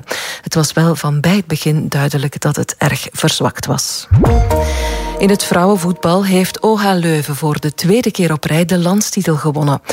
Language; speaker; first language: Dutch; native; Dutch